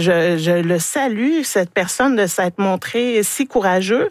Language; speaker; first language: French; native; French